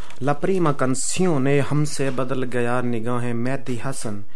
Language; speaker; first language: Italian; non-native, learner; Bangla